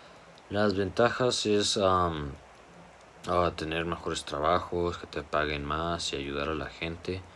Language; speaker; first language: Spanish; early bilingual, heritage; Spanish